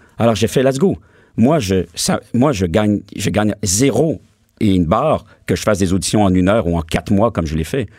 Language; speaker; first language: French; native; French